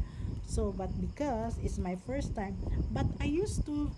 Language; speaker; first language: English; non-native, local second language; Cebuano